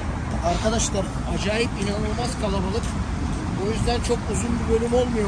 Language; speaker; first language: Turkish; native; Turkish